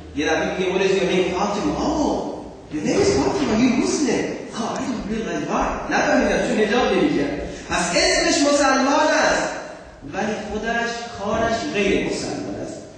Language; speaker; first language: Persian; non-native, fluent; Urdu